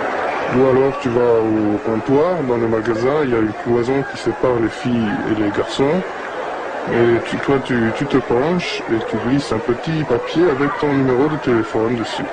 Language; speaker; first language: French; non-native, fluent; Arabic